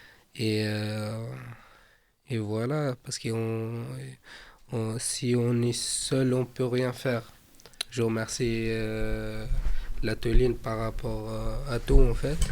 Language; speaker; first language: French; non-native, fluent; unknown